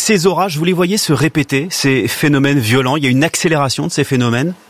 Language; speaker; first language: French; native; French